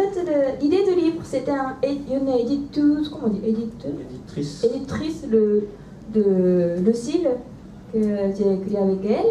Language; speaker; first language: French; non-native, fluent; Japanese